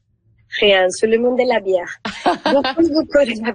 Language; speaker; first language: French; non-native, learner; Spanish